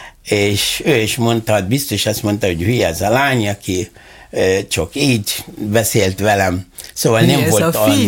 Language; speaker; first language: Hungarian; non-native, fluent; Arabic